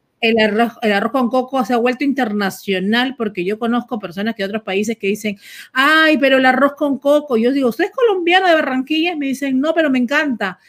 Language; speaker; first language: Spanish; native; Spanish